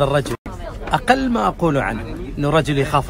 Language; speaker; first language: Arabic; native; Arabic